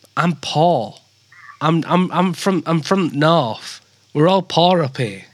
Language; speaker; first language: English; native; English